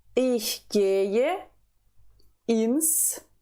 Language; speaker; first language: German; non-native, fluent; Ukrainian